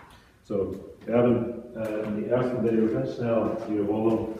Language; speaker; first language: German; non-native, fluent; English